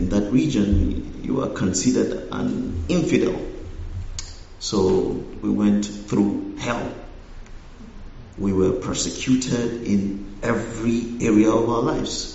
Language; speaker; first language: English; non-native, local second language; Hausa